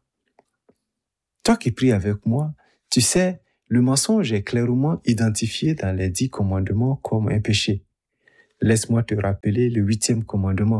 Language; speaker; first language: French; native; French